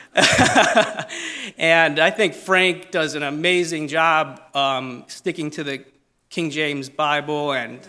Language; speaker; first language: English; non-native, fluent; Italian